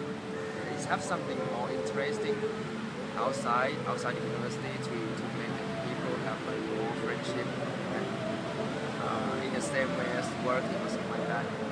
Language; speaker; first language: English; non-native, learner; Thai